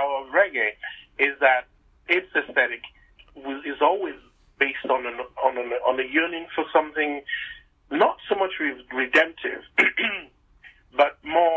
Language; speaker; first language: English; non-native, local second language; Igbo